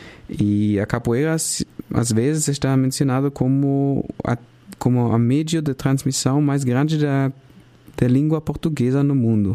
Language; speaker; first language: Portuguese; non-native, fluent; German